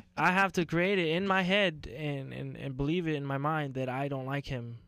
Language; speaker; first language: English; native; English